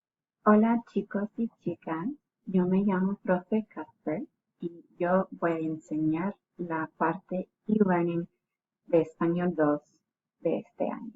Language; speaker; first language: Spanish; non-native, fluent; English